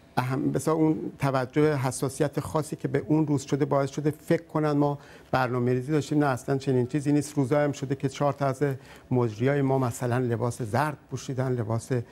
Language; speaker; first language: Persian; native; Persian